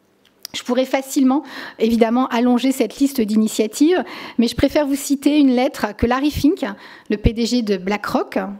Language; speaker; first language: French; native; French